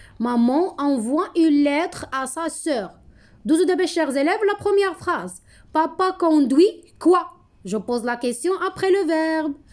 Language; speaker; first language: French; non-native, local second language; Arabic